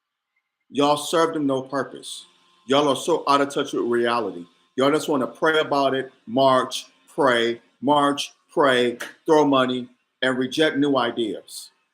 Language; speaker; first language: English; native; English